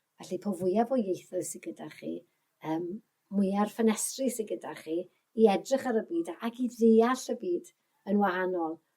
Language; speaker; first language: Welsh; native; Welsh